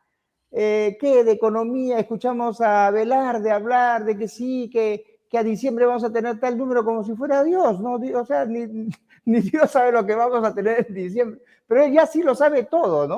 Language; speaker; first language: Spanish; native; Spanish